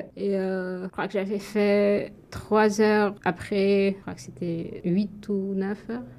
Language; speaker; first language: French; non-native, local second language; Arabic